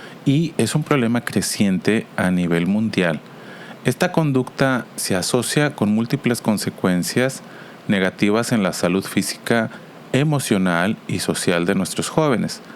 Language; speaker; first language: Spanish; native; Spanish